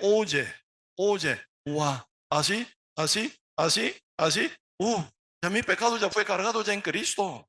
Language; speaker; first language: Spanish; non-native, learner; Korean